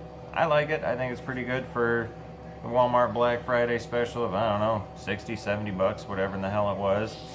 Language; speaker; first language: English; native; English